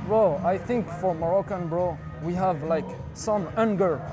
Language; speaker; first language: English; non-native, fluent; Arabic